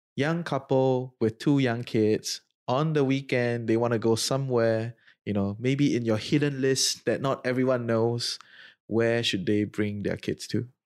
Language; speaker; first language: English; non-native, fluent; Spanish